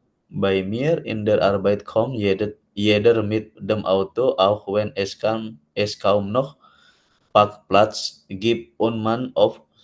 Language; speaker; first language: German; non-native, learner; Indonesian